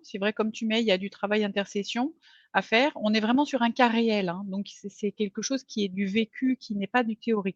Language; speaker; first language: French; native; French